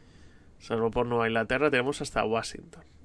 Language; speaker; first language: Spanish; native; Spanish